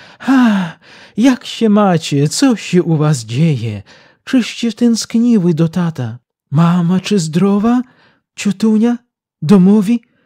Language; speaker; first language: Polish; early bilingual, heritage; Polish